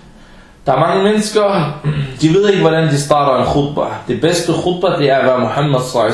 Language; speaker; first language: Danish; non-native, fluent; Arabic